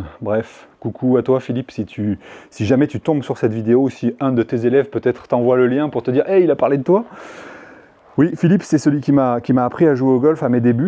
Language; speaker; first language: French; native; French